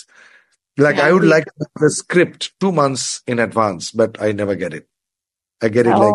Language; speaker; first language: English; non-native, local second language; Assamese